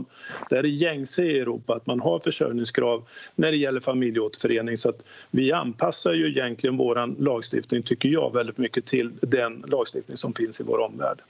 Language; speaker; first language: Swedish; native; Swedish